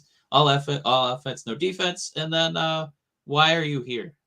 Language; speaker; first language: English; native; English